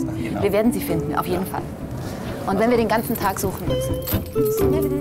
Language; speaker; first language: German; native; German